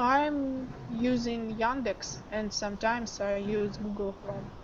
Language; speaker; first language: English; non-native, learner; Russian